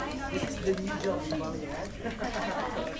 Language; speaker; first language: English; non-native, learner; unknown